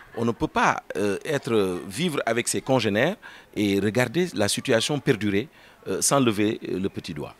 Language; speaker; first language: French; non-native, local second language; Fula